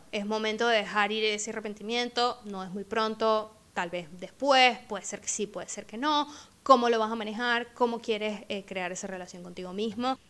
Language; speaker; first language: Spanish; native; Spanish